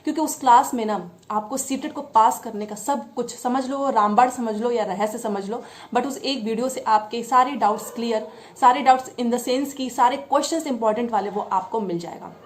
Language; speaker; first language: Hindi; native; Hindi